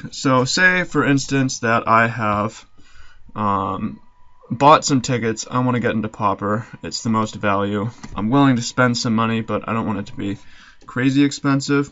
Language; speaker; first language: English; native; English